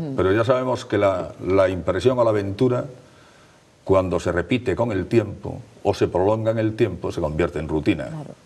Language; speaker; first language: Spanish; native; Spanish